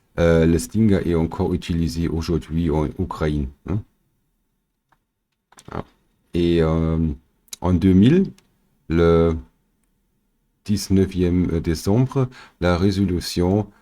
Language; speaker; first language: French; non-native, learner; German